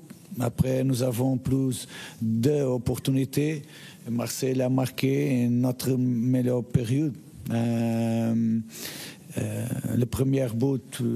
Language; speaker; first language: French; non-native, learner; Portuguese